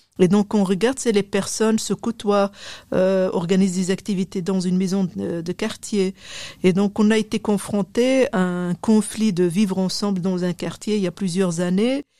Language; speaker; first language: French; non-native, local second language; Arabic